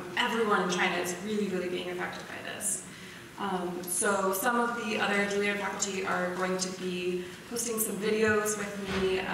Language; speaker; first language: English; native; English